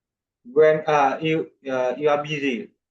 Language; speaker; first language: English; non-native, learner; Vietnamese